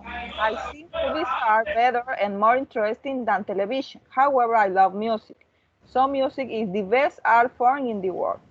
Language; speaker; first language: English; non-native, learner; Spanish